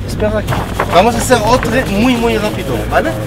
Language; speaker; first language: Spanish; non-native, learner; Hebrew